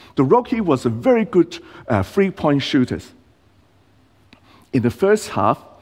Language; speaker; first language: English; non-native, local second language; Cantonese